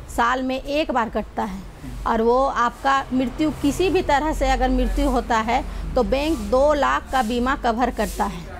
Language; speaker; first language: Hindi; native; Hindi